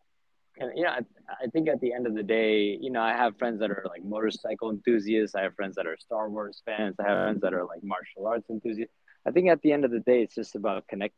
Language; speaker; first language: English; native; English